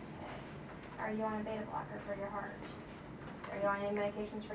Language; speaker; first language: English; native; English